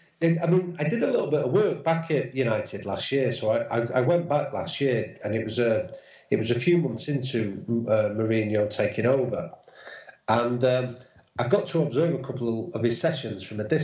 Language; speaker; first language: English; native; English